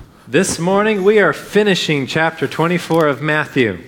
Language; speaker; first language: English; native; English